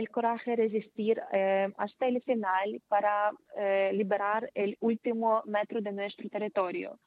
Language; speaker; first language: Spanish; non-native, fluent; Ukrainian